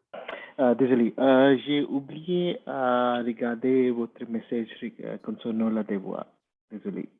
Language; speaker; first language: French; non-native, learner; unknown